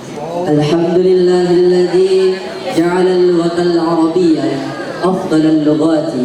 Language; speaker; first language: Arabic; non-native, learner; Indonesian